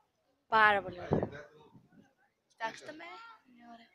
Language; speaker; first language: Greek; early bilingual, other home language; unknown